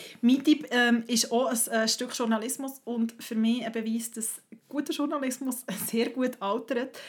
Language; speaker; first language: German; native; German